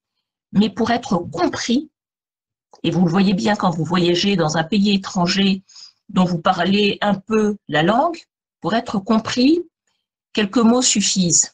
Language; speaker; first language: French; native; French